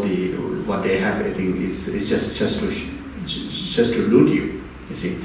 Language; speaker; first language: English; non-native, fluent; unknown